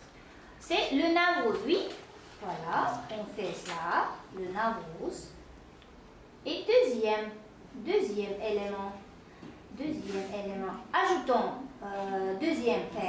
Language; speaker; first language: French; non-native, fluent; Uzbek